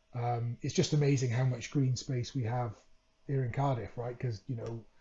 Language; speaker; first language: English; native; English